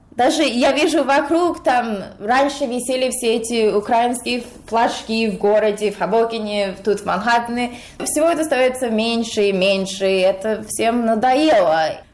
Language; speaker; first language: Russian; early bilingual, heritage; Russian